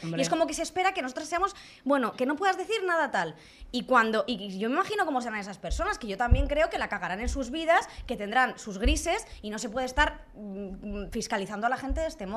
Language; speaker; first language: Spanish; native; Spanish